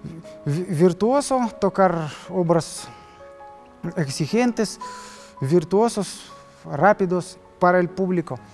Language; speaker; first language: Spanish; non-native, learner; Russian